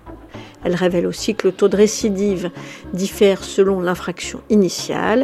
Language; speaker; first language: French; native; French